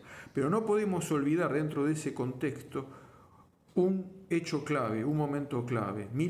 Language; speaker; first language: Spanish; native; Spanish